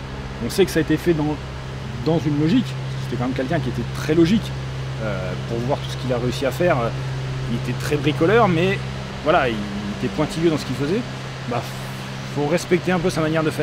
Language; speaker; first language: French; native; French